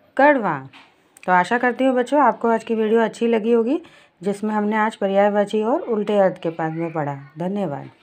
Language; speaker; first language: Hindi; non-native, local second language; Gujarati